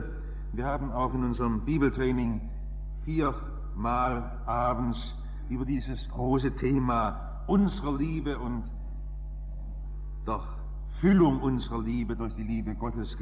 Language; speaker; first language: German; native; German